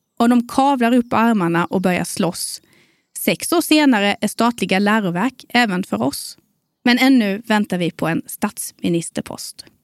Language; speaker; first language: Swedish; native; Swedish